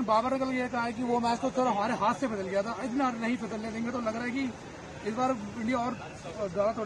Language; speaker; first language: Hindi; native; Hindi